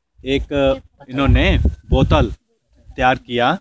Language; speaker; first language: Hindi; native; Hindi